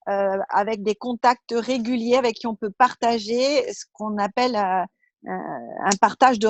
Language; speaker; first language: French; native; French